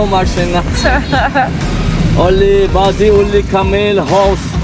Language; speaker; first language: English; non-native, learner; Arabic